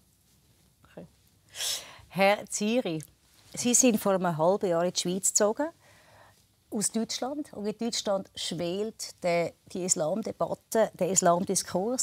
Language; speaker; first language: German; native; German